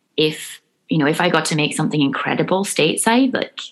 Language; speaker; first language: English; native; English